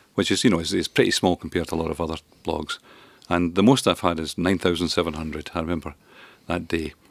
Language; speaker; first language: English; native; English